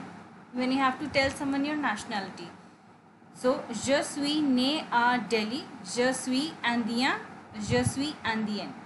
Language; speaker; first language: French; non-native, fluent; Hindi